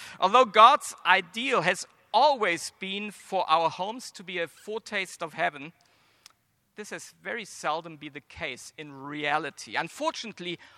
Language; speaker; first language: English; non-native, fluent; German